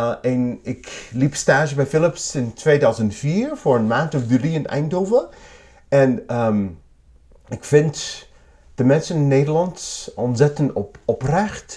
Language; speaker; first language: Dutch; non-native, learner; English